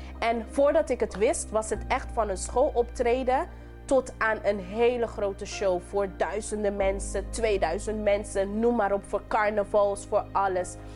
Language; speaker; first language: Dutch; non-native, local second language; English